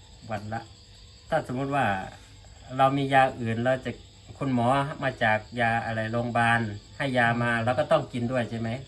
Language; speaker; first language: Thai; non-native, local second language; Northeastern Thai